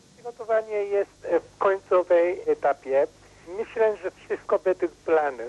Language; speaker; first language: Polish; non-native, learner; Japanese